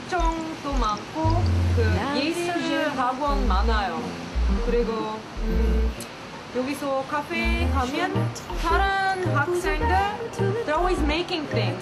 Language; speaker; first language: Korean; non-native, learner; Dutch